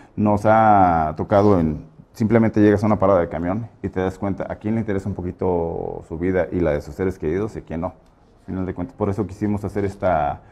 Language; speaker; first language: Spanish; native; Spanish